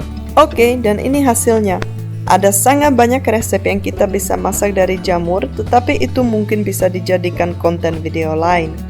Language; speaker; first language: Indonesian; non-native, fluent; Czech